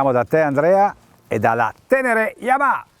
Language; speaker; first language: Italian; native; Italian